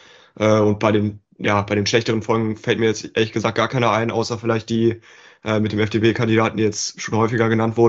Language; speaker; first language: German; native; German